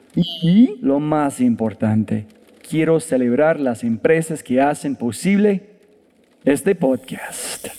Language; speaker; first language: Spanish; non-native, fluent; English